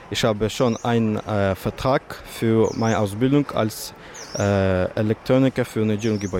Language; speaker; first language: German; non-native, learner; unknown